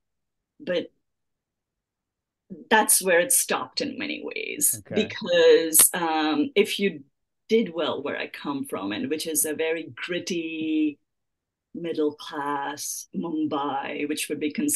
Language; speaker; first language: English; native; English